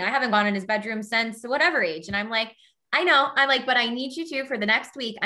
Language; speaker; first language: English; native; English